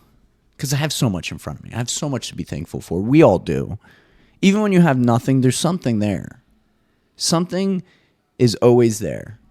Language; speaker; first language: English; native; English